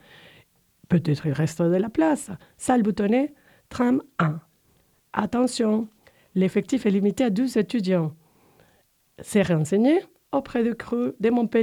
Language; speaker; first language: French; native; French